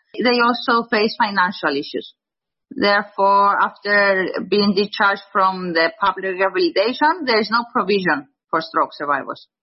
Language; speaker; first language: English; non-native, fluent; Greek